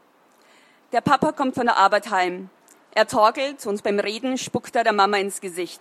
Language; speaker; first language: German; native; German